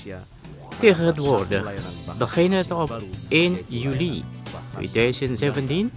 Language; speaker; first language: Dutch; non-native, learner; Indonesian